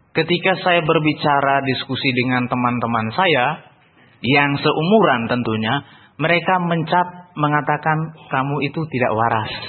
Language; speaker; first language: Indonesian; non-native, local second language; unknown